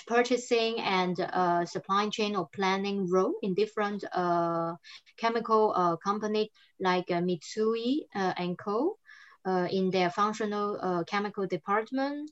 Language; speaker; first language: English; non-native, fluent; Cantonese